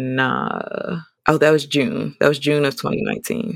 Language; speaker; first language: English; native; English